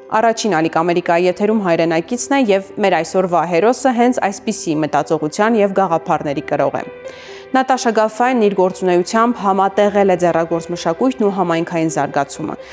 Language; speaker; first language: Armenian; native; Armenian